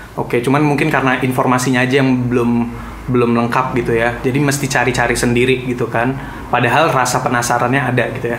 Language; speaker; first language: Indonesian; native; Indonesian